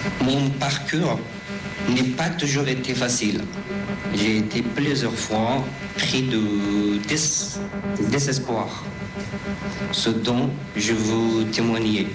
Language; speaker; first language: French; non-native, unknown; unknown